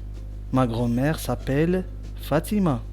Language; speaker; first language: French; non-native, local second language; Arabic